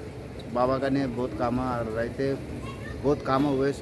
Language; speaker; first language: Hindi; non-native, local second language; Telugu